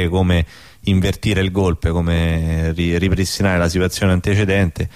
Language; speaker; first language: Italian; native; Italian